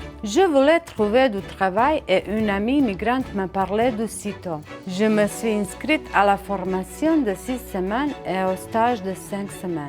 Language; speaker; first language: French; non-native, fluent; Bosnian